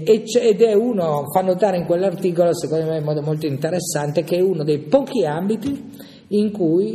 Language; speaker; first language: Italian; native; Italian